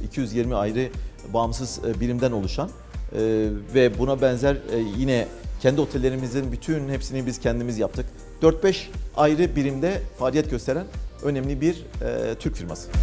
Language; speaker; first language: Turkish; native; Turkish